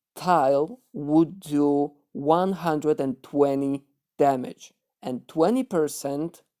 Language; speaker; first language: English; non-native, fluent; Polish